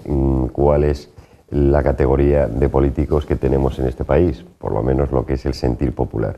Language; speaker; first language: Spanish; native; Spanish